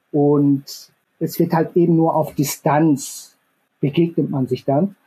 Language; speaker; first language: German; early bilingual, other home language; Korean